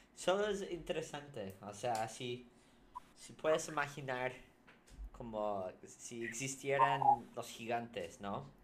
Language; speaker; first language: Spanish; native; Spanish